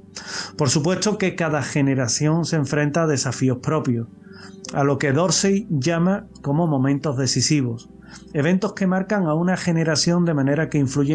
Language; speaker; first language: Spanish; native; Spanish